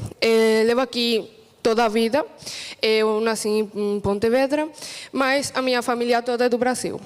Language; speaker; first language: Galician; early bilingual, other home language; Portuguese